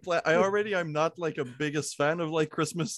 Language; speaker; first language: English; non-native, fluent; French